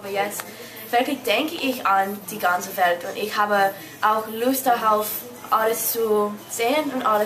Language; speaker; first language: German; non-native, learner; English